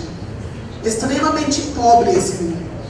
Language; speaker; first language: Portuguese; non-native, fluent; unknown